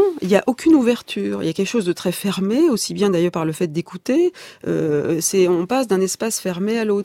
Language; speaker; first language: French; native; French